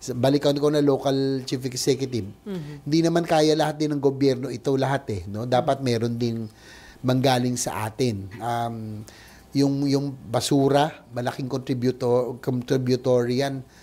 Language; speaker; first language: Filipino; native; Filipino